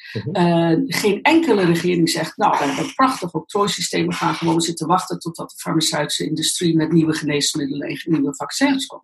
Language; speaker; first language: Dutch; native; Dutch